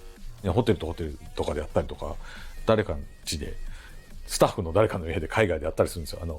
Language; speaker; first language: Japanese; native; Japanese